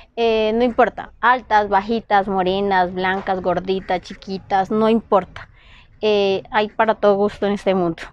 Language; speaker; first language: Spanish; native; Spanish